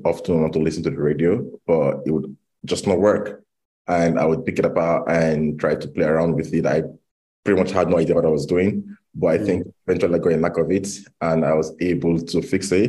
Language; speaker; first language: English; non-native, local second language; Igbo